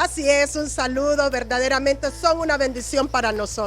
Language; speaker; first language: Spanish; native; Spanish